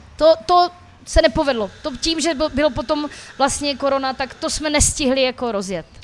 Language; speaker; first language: Czech; native; Czech